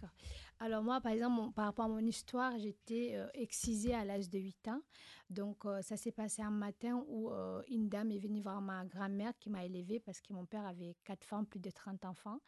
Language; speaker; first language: French; non-native, local second language; Fula